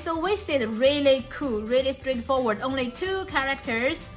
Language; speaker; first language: English; non-native, fluent; Chinese